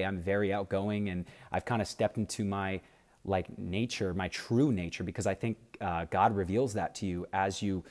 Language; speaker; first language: English; native; English